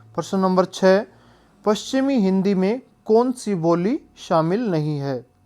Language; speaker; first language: Hindi; native; Hindi